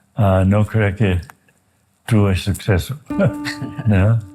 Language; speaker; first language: Spanish; non-native, fluent; English